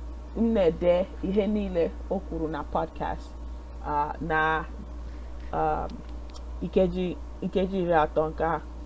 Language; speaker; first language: Igbo; non-native, learner; English